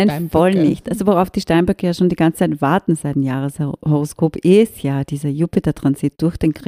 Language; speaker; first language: German; native; German